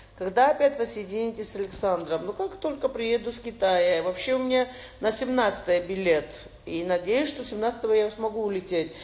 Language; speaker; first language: Russian; non-native, local second language; Georgian